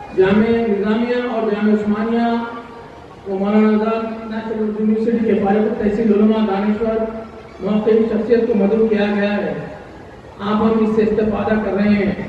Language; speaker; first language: Urdu; native; Urdu